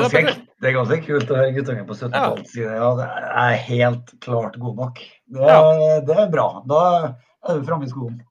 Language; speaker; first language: Norwegian; native; Norwegian